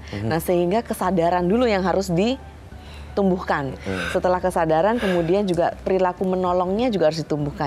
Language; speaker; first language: Indonesian; native; Indonesian